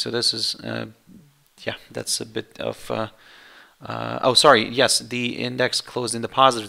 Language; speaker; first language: English; non-native, fluent; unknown